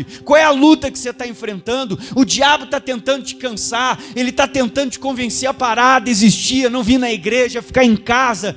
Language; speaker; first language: Portuguese; native; Portuguese